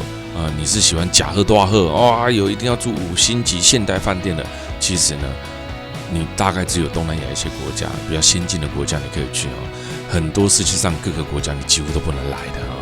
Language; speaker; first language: Chinese; native; Chinese